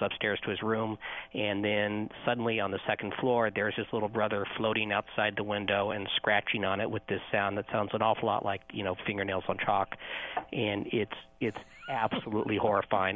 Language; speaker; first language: English; native; English